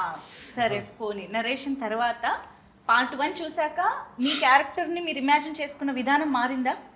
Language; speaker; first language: Telugu; native; Telugu